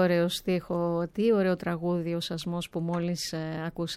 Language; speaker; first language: Greek; native; Greek